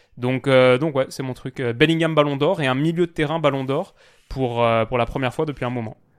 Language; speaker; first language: French; native; French